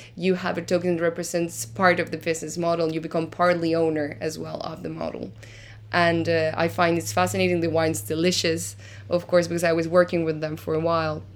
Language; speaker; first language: English; non-native, fluent; Spanish